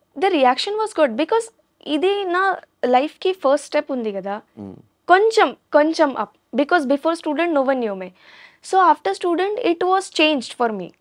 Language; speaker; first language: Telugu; non-native, learner; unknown